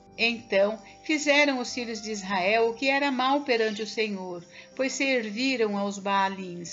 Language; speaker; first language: Portuguese; native; Portuguese